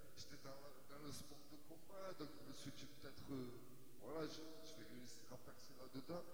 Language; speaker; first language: French; native; French